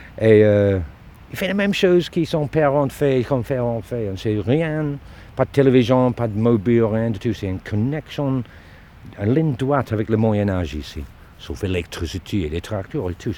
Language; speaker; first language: French; non-native, learner; English